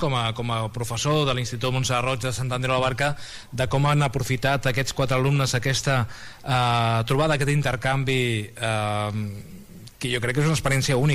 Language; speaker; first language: Catalan; native; Catalan